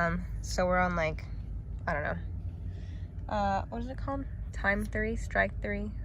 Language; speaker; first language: English; native; English